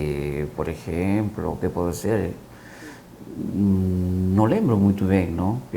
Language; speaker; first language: Portuguese; non-native, learner; Spanish